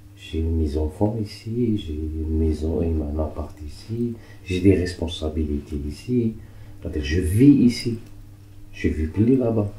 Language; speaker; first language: French; non-native, local second language; Arabic